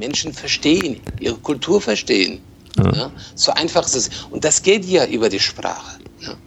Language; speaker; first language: German; non-native, fluent; Persian